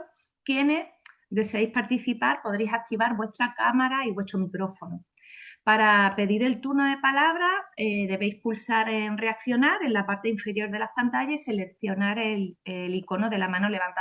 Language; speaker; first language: Spanish; native; Spanish